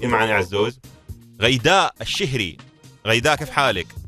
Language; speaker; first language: Arabic; native; Arabic